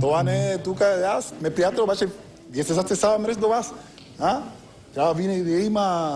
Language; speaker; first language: Bulgarian; non-native, learner; Spanish